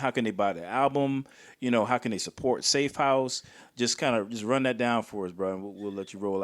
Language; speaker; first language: English; native; English